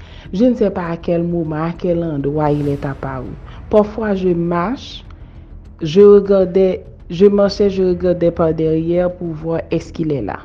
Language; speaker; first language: French; non-native, local second language; Haitian Creole